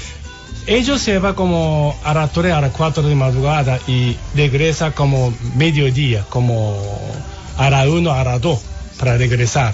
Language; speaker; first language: Spanish; non-native, learner; Japanese